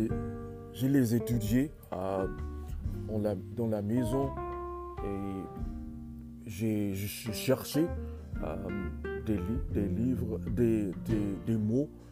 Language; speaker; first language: French; non-native, learner; English